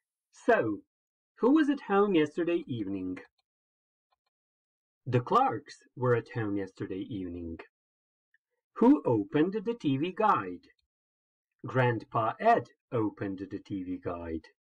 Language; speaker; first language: English; non-native, fluent; Croatian